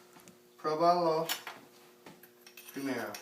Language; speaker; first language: Spanish; non-native, learner; English